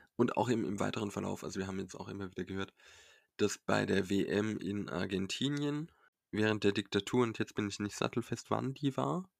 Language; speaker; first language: German; native; German